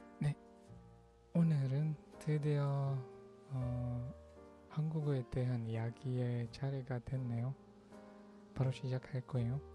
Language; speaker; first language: Korean; non-native, learner; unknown